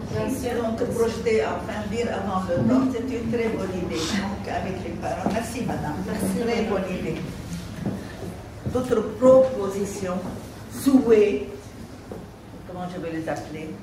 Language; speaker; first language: French; non-native, local second language; Arabic